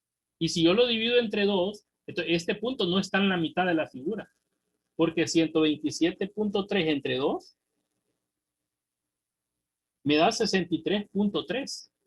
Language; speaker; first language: Spanish; native; Spanish